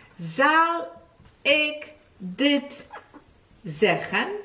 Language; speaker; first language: Dutch; non-native, fluent; Polish